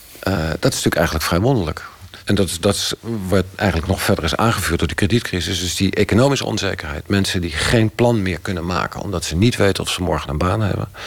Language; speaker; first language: Dutch; native; Dutch